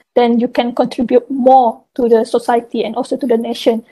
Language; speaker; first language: English; non-native, local second language; Malay